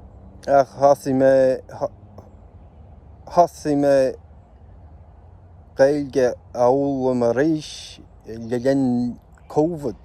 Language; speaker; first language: Irish; non-native, local second language; English